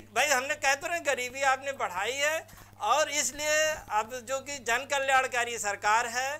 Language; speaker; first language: Hindi; native; Hindi